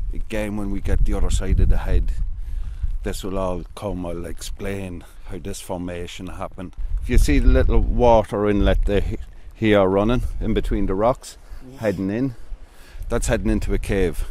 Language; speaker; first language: English; native; English